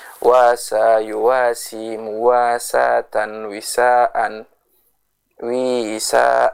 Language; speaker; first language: Arabic; non-native, fluent; Indonesian